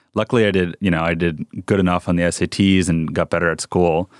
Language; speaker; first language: English; early bilingual, other home language; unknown